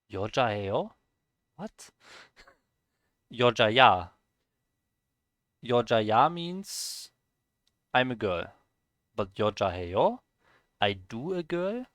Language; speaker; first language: Korean; non-native, learner; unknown